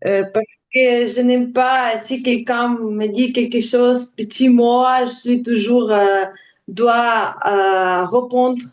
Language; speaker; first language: French; non-native, learner; Ukrainian